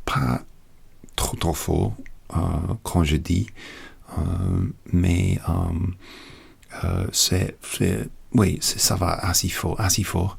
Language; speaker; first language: French; non-native, learner; English